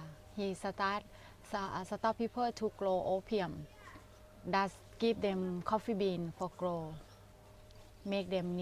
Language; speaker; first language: English; non-native, learner; Thai